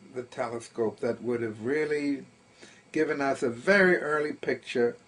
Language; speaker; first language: English; early bilingual, other home language; German